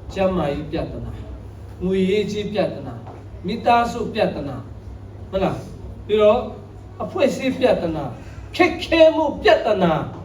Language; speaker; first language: Burmese; non-native, local second language; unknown